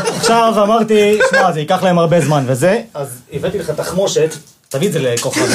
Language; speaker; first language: Hebrew; native; Hebrew